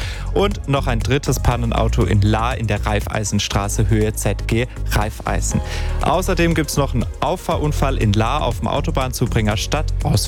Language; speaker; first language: German; native; German